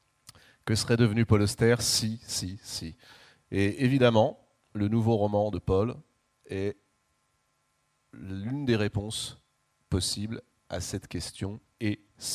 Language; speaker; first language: French; native; French